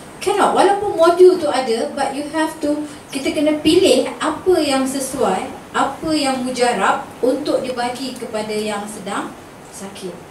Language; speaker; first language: Malay; native; Malay